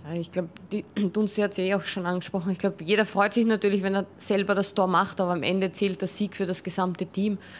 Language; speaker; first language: German; native; German